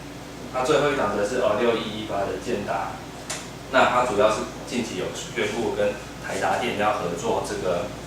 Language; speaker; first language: Chinese; native; Chinese